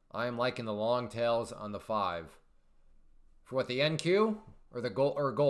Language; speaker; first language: English; native; English